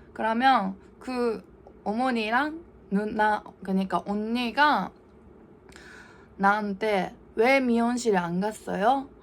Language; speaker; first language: Korean; non-native, learner; Japanese